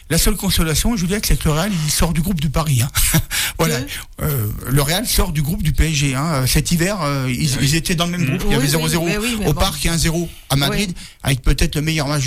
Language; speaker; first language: French; native; French